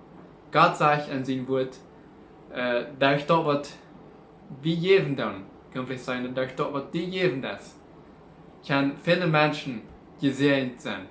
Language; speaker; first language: German; non-native, learner; Plautdietsch